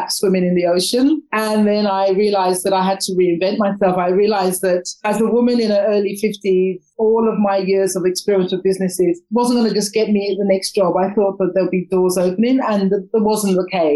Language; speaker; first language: English; native; English